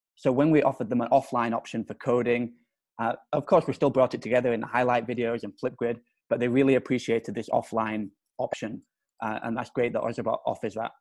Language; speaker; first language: English; native; English